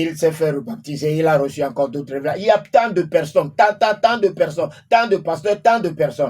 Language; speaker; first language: French; non-native, local second language; Ewe